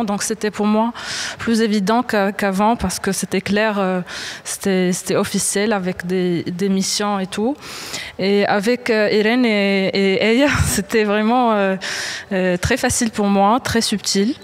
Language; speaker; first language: French; non-native, local second language; Arabic